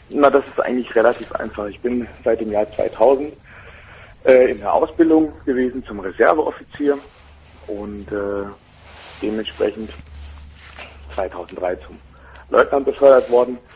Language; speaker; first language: German; native; German